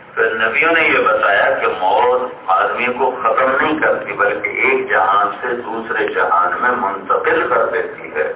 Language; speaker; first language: Urdu; non-native, local second language; Punjabi